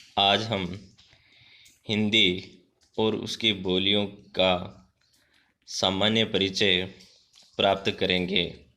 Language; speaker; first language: Hindi; native; Hindi